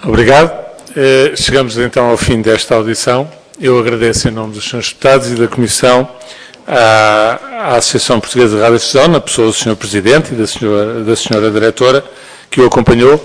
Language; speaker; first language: Portuguese; native; Portuguese